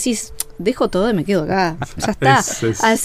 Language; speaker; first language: Spanish; native; Spanish